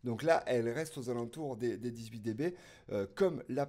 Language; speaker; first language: French; native; French